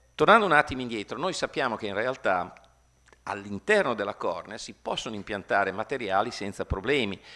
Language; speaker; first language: Italian; native; Italian